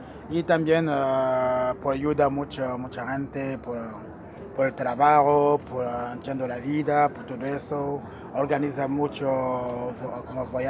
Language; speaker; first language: Spanish; non-native, learner; Portuguese